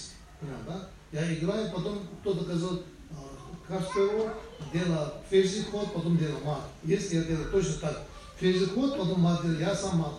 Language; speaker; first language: Russian; non-native, learner; Tibetan